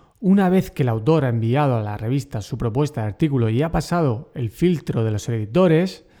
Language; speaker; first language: Spanish; native; Spanish